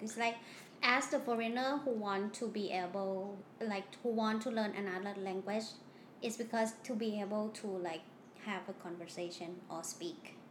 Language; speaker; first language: English; non-native, learner; Thai